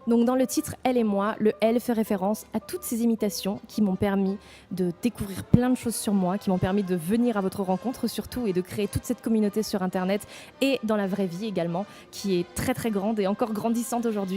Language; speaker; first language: French; native; French